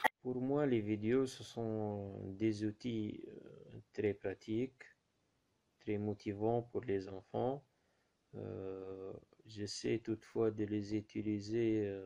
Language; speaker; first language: French; non-native, local second language; Arabic